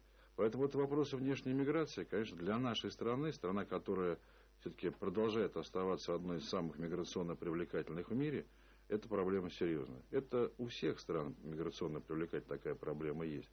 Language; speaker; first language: Russian; native; Russian